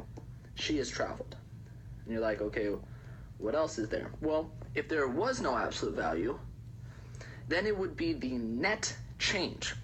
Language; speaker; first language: English; native; English